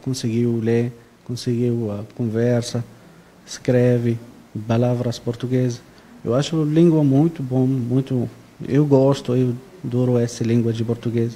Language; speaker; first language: Portuguese; non-native, learner; Arabic